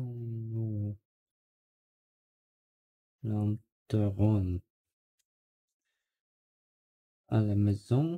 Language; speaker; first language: French; non-native, learner; Russian